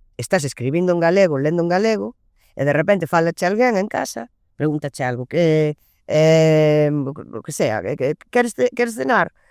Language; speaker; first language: Galician; non-native, local second language; Spanish